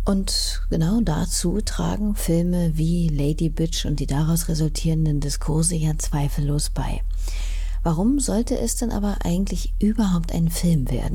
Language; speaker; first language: German; native; German